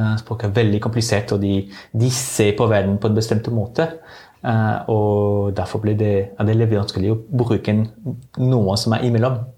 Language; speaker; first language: Norwegian; non-native, fluent; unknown